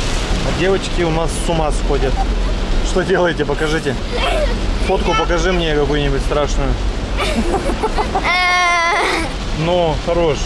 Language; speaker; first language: Russian; native; Russian